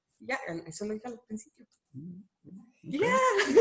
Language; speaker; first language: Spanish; early bilingual, heritage; Spanish